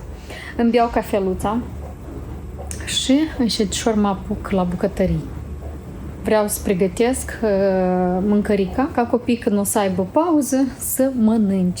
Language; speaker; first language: Romanian; native; Romanian